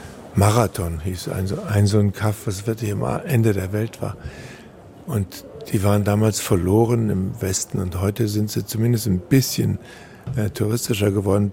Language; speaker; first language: German; native; German